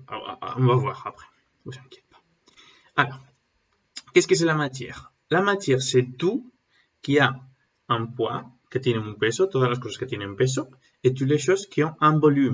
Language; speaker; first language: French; non-native, learner; Spanish